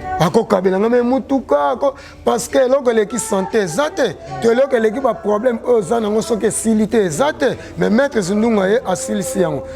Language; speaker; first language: Lingala; non-native, local second language; Kongo